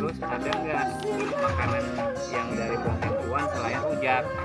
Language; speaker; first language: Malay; non-native, local second language; Sundanese